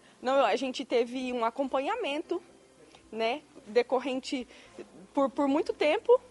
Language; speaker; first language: Portuguese; native; Portuguese